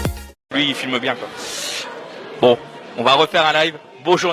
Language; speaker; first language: French; native; French